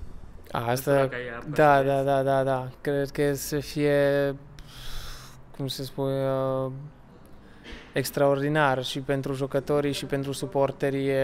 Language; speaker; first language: Romanian; non-native, learner; Slovak